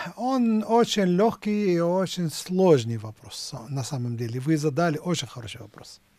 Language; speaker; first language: Russian; non-native, fluent; Arabic